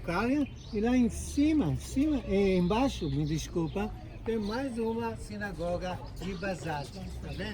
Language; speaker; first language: Portuguese; non-native, fluent; Hebrew